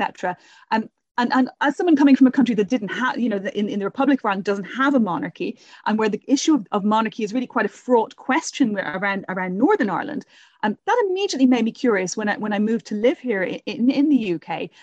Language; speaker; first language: English; native; English